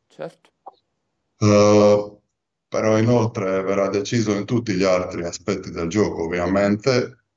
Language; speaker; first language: Italian; non-native, fluent; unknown